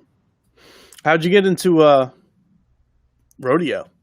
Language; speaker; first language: English; native; English